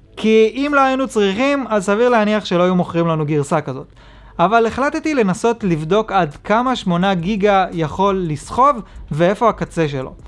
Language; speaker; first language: Hebrew; native; Hebrew